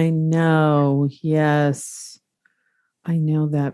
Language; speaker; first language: English; native; English